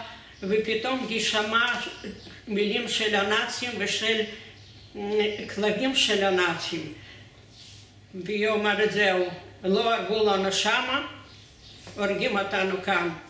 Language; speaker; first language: Hebrew; non-native, fluent; Russian